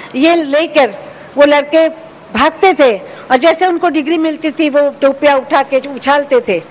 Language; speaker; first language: Hindi; non-native, local second language; Marathi